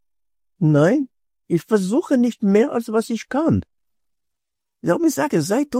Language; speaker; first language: German; non-native, fluent; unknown